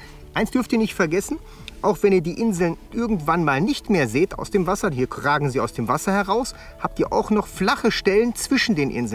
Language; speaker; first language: German; native; German